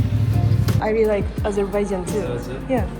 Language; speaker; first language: English; non-native, learner; Japanese